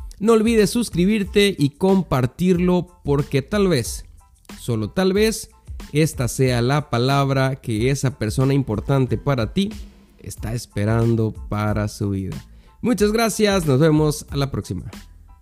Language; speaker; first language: Spanish; native; Spanish